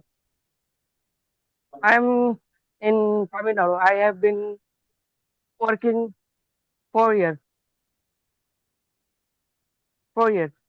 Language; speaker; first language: English; non-native, learner; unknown